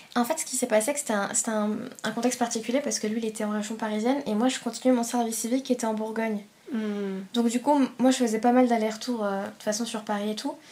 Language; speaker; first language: French; early bilingual, other home language; Persian